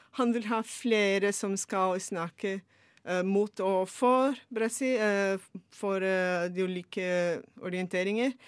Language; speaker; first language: Norwegian; non-native, fluent; Portuguese